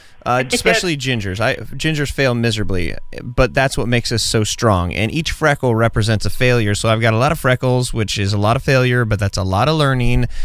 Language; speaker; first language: English; native; English